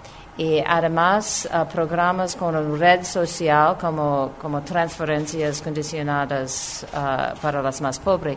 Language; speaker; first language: Spanish; non-native, fluent; English